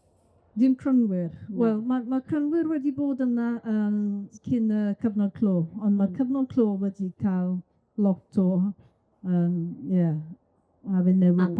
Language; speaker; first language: Welsh; non-native, local second language; English